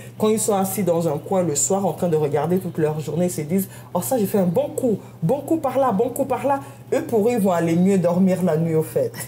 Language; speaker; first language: French; native; French